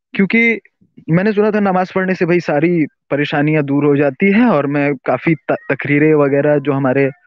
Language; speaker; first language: Hindi; non-native, local second language; Urdu